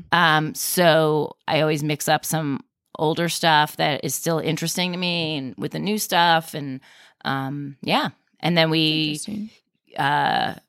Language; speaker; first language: English; native; English